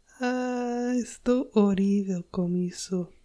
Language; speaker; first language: Portuguese; non-native, learner; English